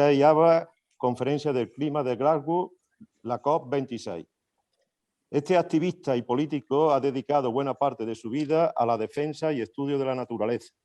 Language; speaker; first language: Spanish; native; Spanish